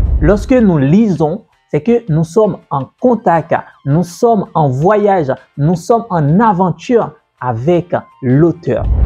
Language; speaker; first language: French; native; French